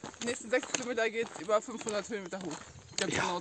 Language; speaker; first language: German; native; German